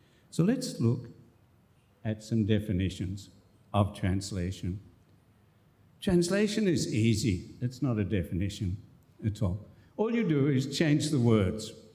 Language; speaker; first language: English; native; English